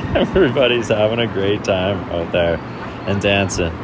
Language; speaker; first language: English; native; English